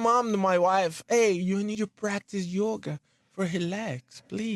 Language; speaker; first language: English; non-native, learner; Portuguese